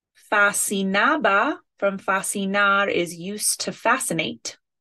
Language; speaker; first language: English; native; English